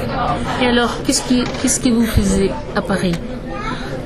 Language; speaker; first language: French; non-native, learner; Spanish